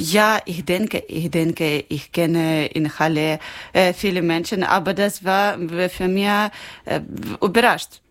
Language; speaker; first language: German; non-native, learner; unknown